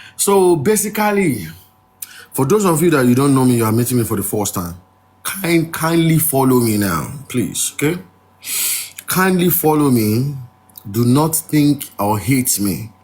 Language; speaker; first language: English; non-native, local second language; Yoruba